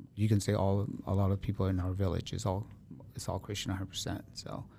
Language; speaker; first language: English; early bilingual, other home language; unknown